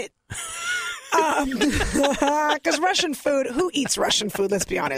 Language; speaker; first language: English; early bilingual, other home language; Russian